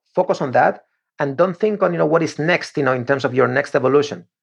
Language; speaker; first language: English; non-native, fluent; Spanish